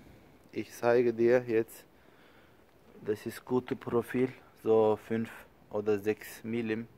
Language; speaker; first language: German; non-native, learner; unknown